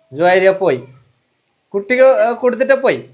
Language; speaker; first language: Malayalam; non-native, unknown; Bangla